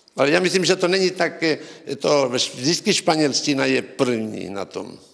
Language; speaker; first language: Czech; early bilingual, heritage; Czech